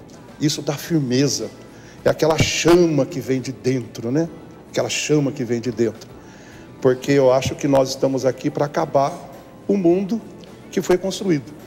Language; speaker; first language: Portuguese; native; Portuguese